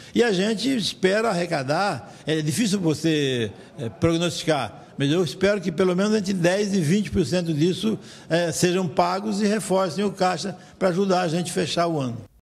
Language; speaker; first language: Portuguese; native; Portuguese